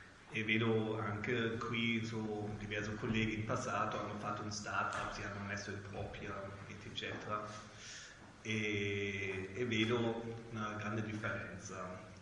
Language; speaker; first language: Italian; non-native, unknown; German